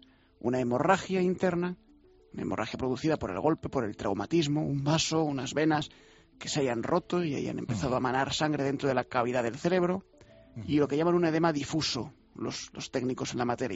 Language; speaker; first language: Spanish; native; Spanish